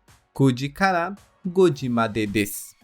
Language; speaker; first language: Japanese; non-native, learner; Portuguese